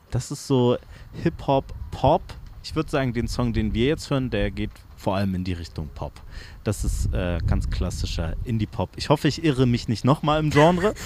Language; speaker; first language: German; native; German